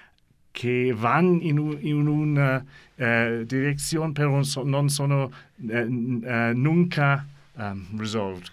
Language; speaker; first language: Spanish; non-native, learner; English